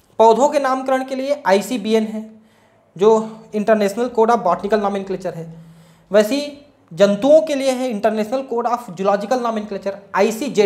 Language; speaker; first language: Hindi; native; Hindi